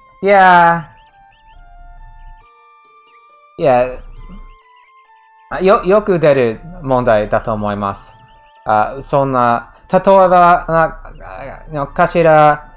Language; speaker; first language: Japanese; non-native, learner; English